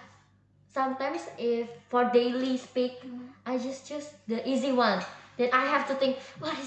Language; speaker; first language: English; non-native, learner; Indonesian